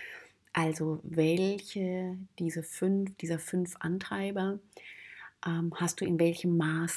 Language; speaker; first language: German; native; German